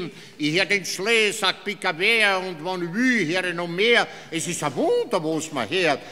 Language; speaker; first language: German; native; German